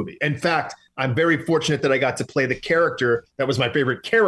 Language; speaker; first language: English; native; English